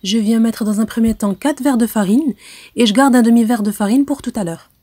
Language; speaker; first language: French; non-native, local second language; Arabic